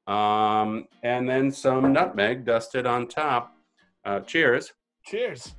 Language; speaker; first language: English; native; English